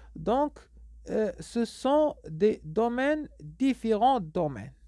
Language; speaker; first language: French; non-native, local second language; Arabic